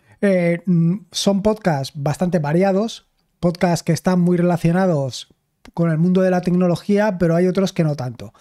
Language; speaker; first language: Spanish; native; Spanish